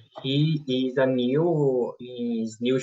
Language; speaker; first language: English; non-native, learner; Portuguese